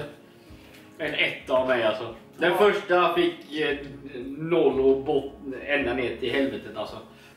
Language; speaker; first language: Swedish; native; Swedish